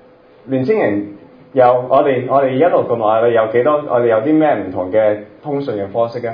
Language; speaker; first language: Cantonese; early bilingual, other home language; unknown